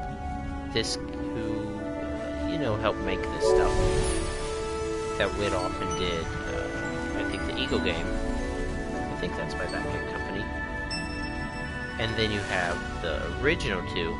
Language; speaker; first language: English; native; English